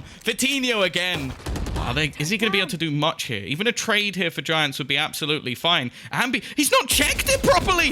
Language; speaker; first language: English; native; English